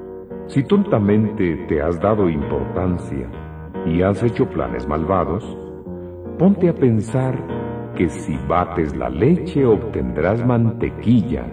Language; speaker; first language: Spanish; native; Spanish